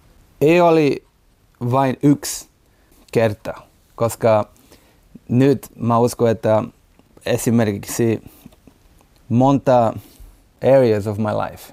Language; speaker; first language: Finnish; non-native, learner; Portuguese